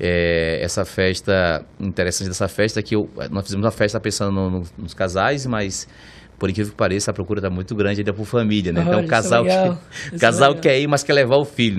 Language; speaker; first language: Portuguese; native; Portuguese